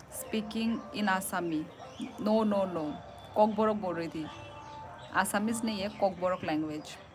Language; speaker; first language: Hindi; non-native, local second language; Kok Borok